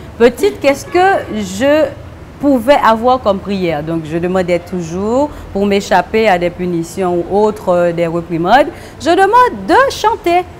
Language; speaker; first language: French; non-native, local second language; Haitian Creole